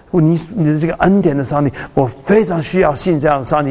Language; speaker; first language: Chinese; early bilingual, heritage; Chinese